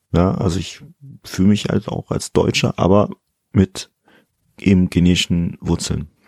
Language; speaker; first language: German; early bilingual, other home language; Fula